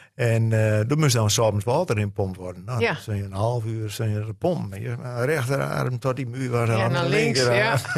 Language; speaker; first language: Dutch; non-native, local second language; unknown